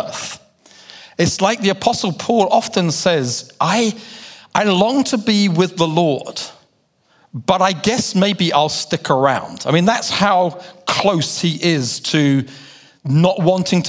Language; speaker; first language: English; native; English